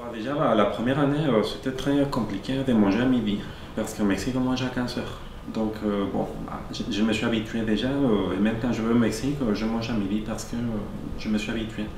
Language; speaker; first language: French; non-native, fluent; Spanish